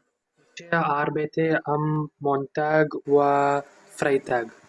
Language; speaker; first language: German; non-native, learner; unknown